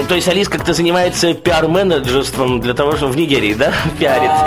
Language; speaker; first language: Russian; native; Russian